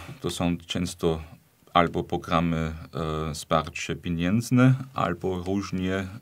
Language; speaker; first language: Polish; non-native, fluent; German